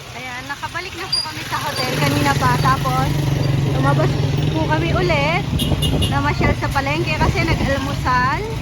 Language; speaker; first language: Filipino; native; Filipino